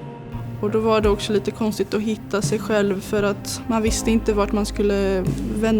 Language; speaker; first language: Swedish; early bilingual, other home language; Serbian